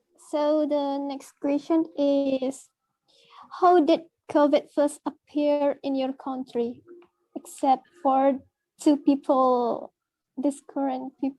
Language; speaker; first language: English; non-native, learner; Indonesian